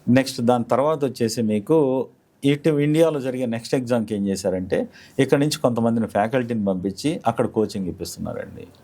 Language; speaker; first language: Telugu; native; Telugu